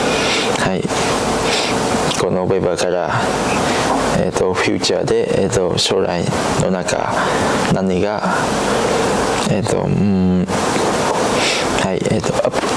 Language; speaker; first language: Japanese; non-native, learner; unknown